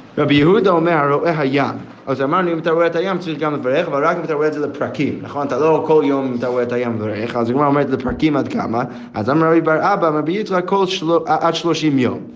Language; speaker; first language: Hebrew; non-native, fluent; English